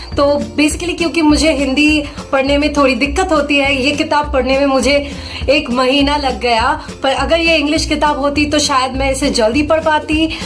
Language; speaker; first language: Hindi; non-native, local second language; Bangla